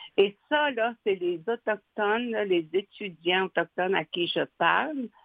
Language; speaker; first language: French; native; French